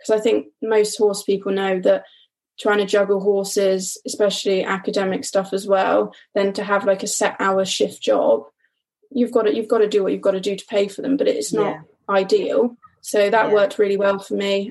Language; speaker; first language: English; native; English